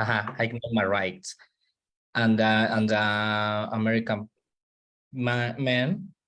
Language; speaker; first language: English; non-native, learner; Spanish